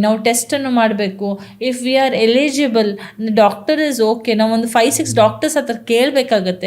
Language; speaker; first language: Kannada; non-native, local second language; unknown